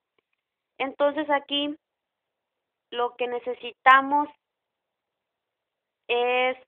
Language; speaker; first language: Spanish; native; Spanish